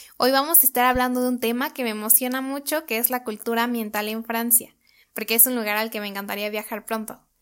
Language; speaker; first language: Spanish; native; Spanish